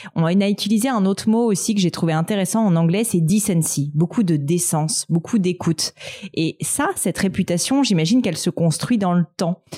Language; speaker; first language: French; native; French